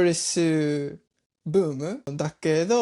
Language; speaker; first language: Japanese; non-native, learner; English